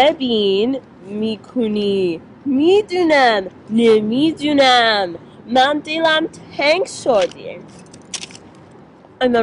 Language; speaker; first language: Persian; non-native, learner; English